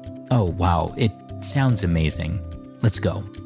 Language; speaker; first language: English; native; English